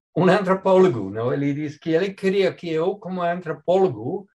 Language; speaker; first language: Portuguese; non-native, fluent; English